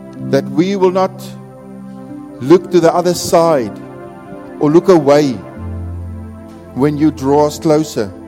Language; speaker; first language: English; non-native, local second language; Afrikaans